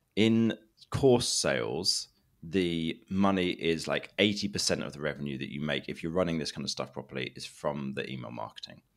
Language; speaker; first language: English; native; English